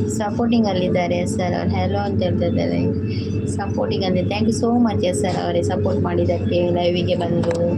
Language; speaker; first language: Kannada; non-native, local second language; Tulu